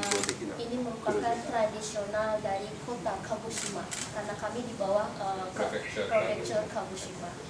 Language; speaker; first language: Indonesian; non-native, fluent; Japanese